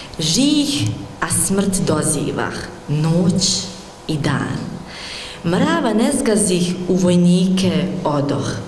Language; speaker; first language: Bosnian; native; Bosnian